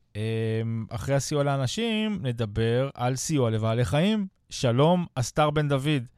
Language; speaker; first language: Hebrew; native; Hebrew